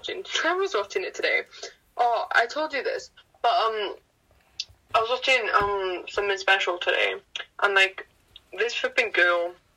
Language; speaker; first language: English; native; English